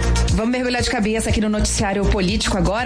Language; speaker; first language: Portuguese; native; Portuguese